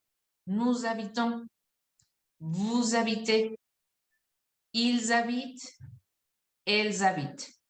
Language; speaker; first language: French; non-native, fluent; Spanish